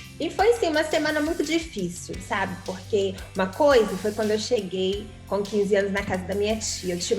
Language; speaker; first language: Portuguese; native; Portuguese